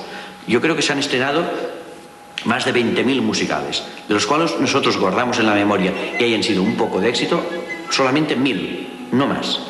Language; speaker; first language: Spanish; native; Spanish